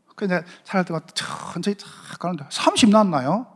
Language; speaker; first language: Korean; native; Korean